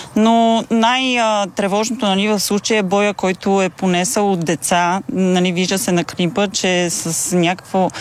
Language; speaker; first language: Bulgarian; native; Bulgarian